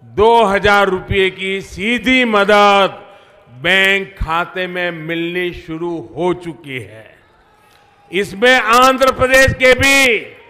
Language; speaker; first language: Hindi; non-native, local second language; Gujarati